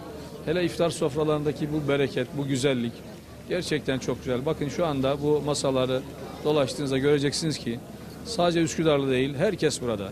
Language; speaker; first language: Turkish; native; Turkish